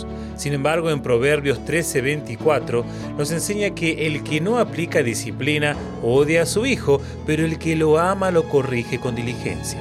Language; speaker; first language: Spanish; native; Spanish